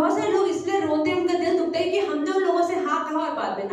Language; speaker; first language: Hindi; native; Hindi